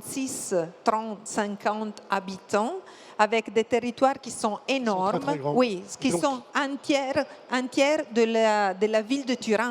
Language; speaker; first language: French; non-native, fluent; Italian